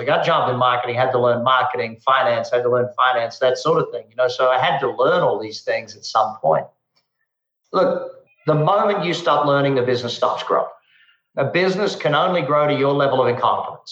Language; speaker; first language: English; native; English